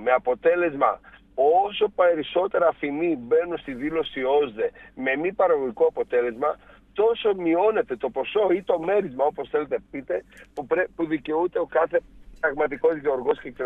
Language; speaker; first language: Greek; native; Greek